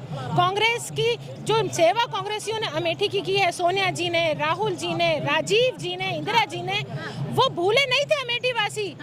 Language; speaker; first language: Hindi; native; Hindi